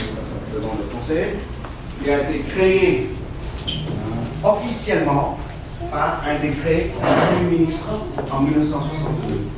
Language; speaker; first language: French; non-native, fluent; Vietnamese